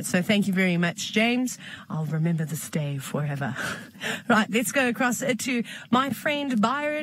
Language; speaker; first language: English; native; English